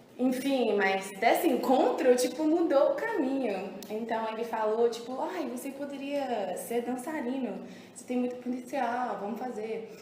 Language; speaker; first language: Portuguese; early bilingual, heritage; English